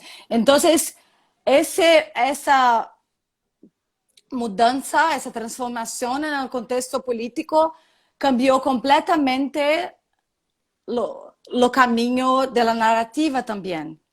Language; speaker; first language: Spanish; non-native, learner; Portuguese